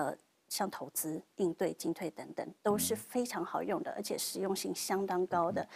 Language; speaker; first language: Chinese; native; Chinese